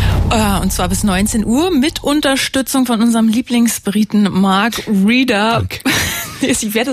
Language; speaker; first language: German; native; German